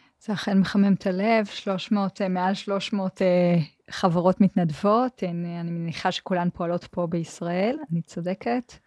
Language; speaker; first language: Hebrew; native; Hebrew